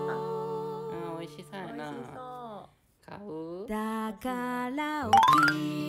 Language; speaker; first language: Japanese; native; Japanese